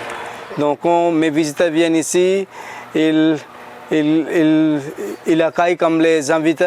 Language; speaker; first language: French; non-native, learner; Hindi